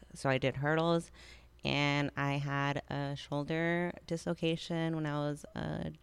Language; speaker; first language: English; native; English